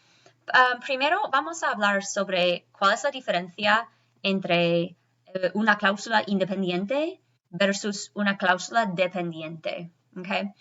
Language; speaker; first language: Spanish; non-native, fluent; English